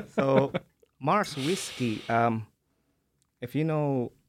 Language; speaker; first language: English; early bilingual, other home language; Indonesian